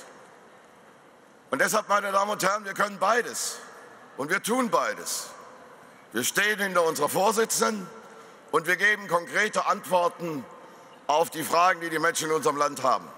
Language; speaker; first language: German; native; German